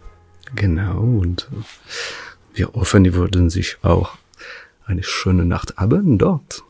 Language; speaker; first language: German; non-native, fluent; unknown